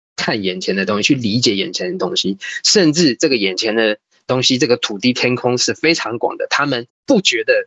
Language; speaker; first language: Chinese; native; Chinese